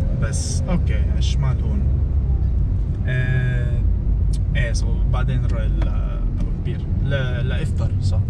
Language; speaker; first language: Arabic; non-native, learner; English